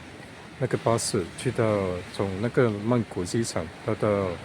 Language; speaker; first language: Chinese; native; Chinese